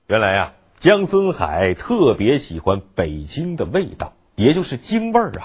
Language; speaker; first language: Chinese; native; Chinese